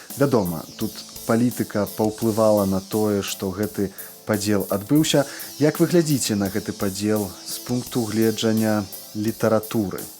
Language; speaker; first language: Belarusian; native; Belarusian